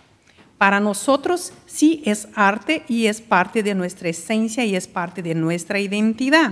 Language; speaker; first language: Spanish; non-native, fluent; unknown